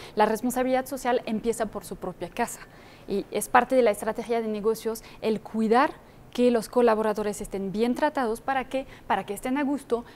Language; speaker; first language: Spanish; non-native, fluent; French